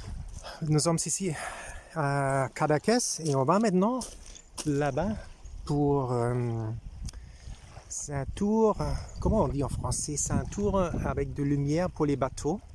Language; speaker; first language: French; non-native, learner; German